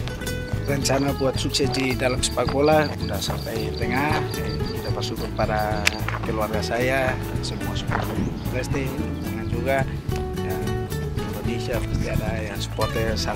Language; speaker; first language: Indonesian; non-native, learner; Tetum